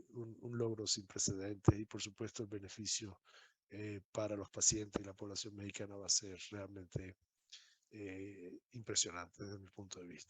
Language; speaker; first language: Spanish; native; Spanish